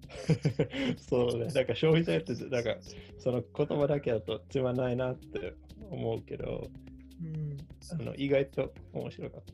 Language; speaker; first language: Japanese; non-native, fluent; Finnish